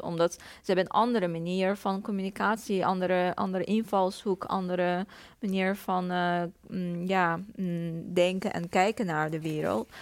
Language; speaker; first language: Dutch; non-native, fluent; Persian